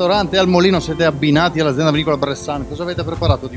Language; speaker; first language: Italian; native; Italian